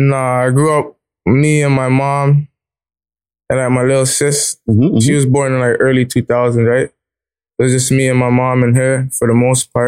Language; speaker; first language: English; native; English